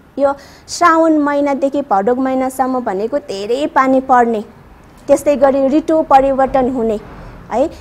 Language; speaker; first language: Nepali; non-native, local second language; Newari